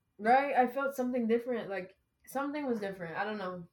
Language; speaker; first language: English; early bilingual, other home language; Spanish